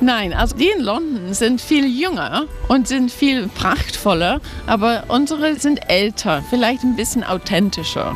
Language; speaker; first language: German; non-native, fluent; English